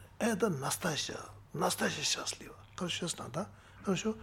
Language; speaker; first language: Russian; non-native, learner; Tibetan